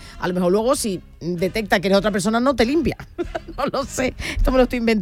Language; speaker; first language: Spanish; native; Spanish